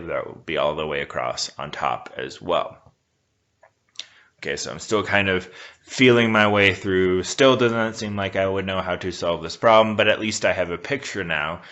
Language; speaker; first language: English; native; English